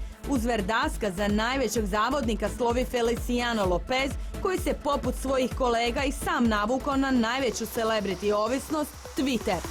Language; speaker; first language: Croatian; native; Croatian